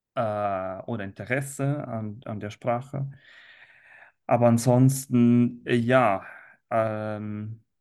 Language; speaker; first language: German; non-native, fluent; Italian